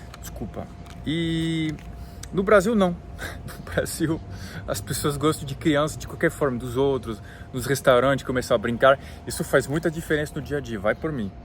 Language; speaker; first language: Portuguese; non-native, fluent; French